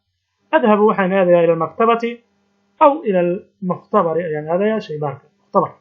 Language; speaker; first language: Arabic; non-native, fluent; Somali